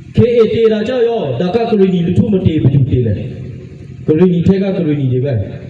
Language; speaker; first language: Burmese; non-native, local second language; Western Kayah